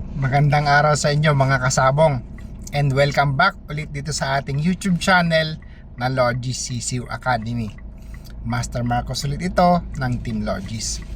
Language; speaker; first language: Filipino; non-native, local second language; Bikol